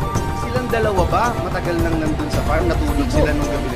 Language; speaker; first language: Filipino; native; Filipino